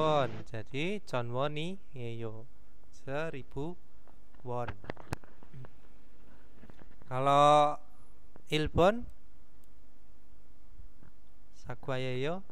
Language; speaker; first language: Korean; non-native, fluent; Indonesian